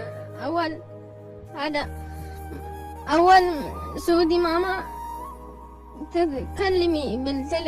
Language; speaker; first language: Arabic; non-native, learner; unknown